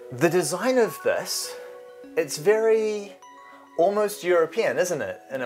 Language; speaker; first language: English; native; English